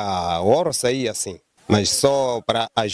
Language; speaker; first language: Portuguese; non-native, local second language; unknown